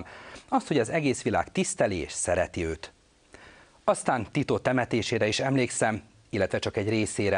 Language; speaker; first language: Hungarian; native; Hungarian